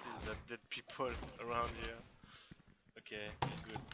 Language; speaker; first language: English; non-native, learner; French